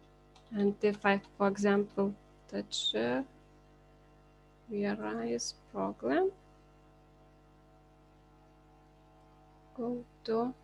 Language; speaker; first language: English; non-native, learner; Lithuanian